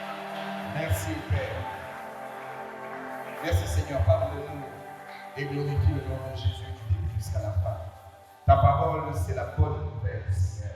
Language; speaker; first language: French; non-native, local second language; Lingala